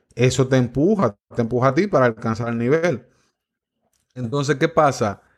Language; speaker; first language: Spanish; native; Spanish